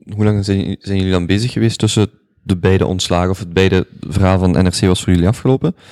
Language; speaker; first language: Dutch; native; Dutch